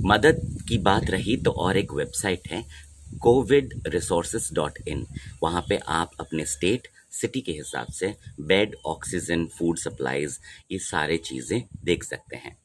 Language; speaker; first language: Hindi; non-native, local second language; Odia